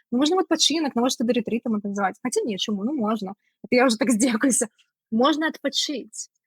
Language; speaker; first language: Belarusian; non-native, local second language; Russian